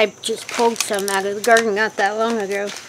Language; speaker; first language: English; native; English